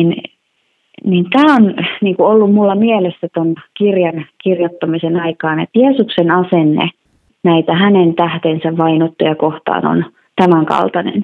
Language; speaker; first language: Finnish; native; Finnish